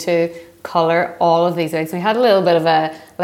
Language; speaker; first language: English; native; English